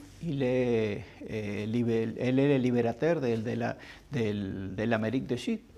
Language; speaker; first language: French; non-native, learner; Spanish